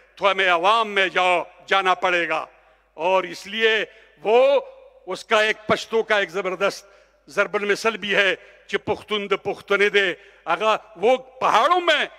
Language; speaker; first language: Urdu; non-native, local second language; Pashto